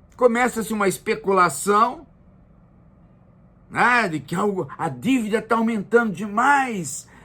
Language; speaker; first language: Portuguese; native; Portuguese